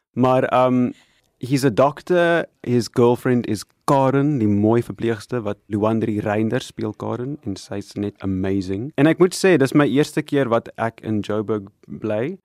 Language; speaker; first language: Afrikaans; non-native, local second language; English